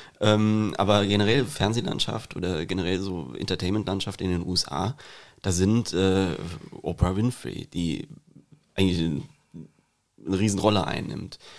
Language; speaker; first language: German; native; German